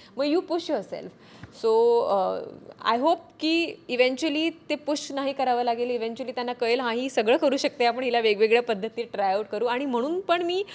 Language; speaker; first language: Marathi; native; Marathi